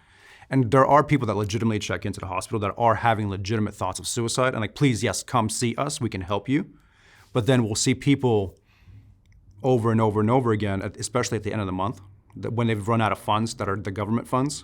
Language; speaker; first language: English; native; English